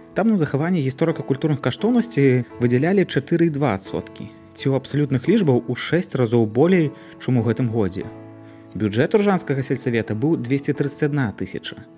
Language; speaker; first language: Belarusian; native; Belarusian